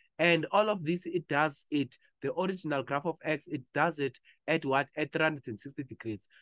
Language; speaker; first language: English; non-native, local second language; Zulu